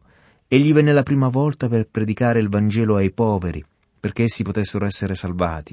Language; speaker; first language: Italian; native; Italian